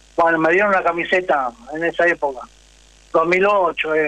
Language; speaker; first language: Spanish; native; Spanish